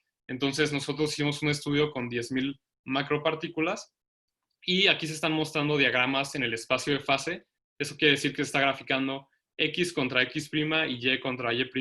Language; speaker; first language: Spanish; native; Spanish